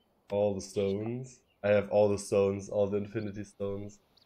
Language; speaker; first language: English; non-native, fluent; German